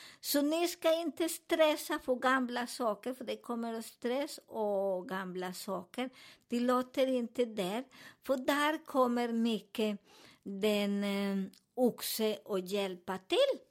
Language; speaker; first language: Swedish; non-native, learner; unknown